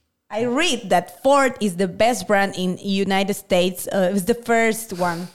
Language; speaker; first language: English; non-native, learner; Spanish